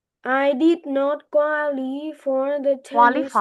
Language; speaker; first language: English; non-native, learner; Vietnamese